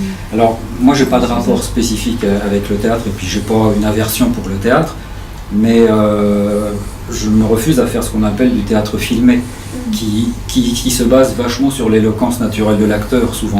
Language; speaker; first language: French; native; French